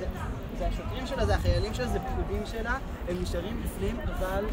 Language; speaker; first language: Hebrew; native; Hebrew